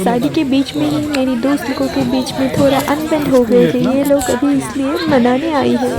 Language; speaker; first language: Hindi; non-native, local second language; Assamese